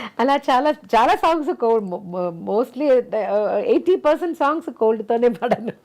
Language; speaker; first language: Telugu; non-native, fluent; Malayalam